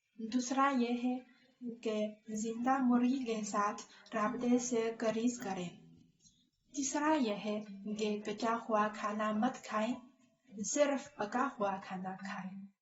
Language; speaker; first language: Urdu; non-native, learner; Chinese